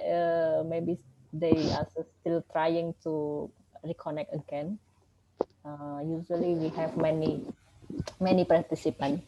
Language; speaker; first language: English; non-native, learner; Indonesian